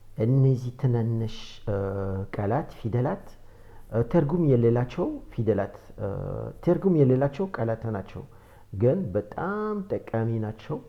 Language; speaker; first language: Amharic; non-native, fluent; French